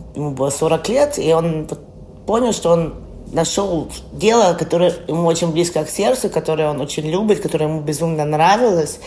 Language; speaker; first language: Russian; early bilingual, heritage; Russian